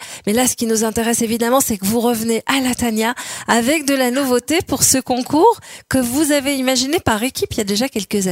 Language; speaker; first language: French; native; French